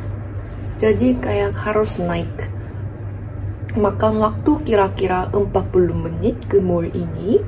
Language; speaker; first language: Indonesian; non-native, fluent; Korean